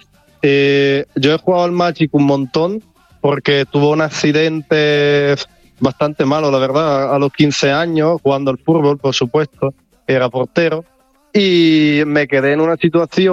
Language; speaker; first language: Spanish; non-native, fluent; Italian